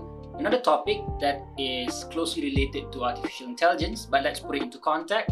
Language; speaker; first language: English; non-native, local second language; Malay